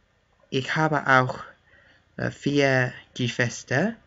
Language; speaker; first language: German; non-native, learner; English